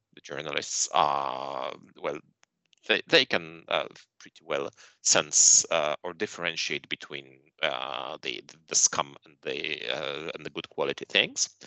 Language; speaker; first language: English; non-native, fluent; Polish